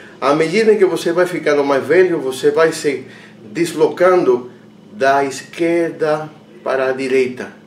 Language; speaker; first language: Portuguese; non-native, fluent; Spanish